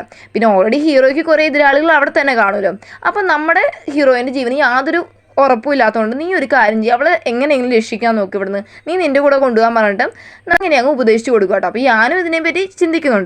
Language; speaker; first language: Malayalam; native; Malayalam